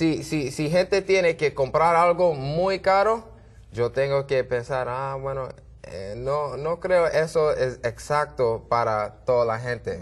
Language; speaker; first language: Spanish; non-native, learner; English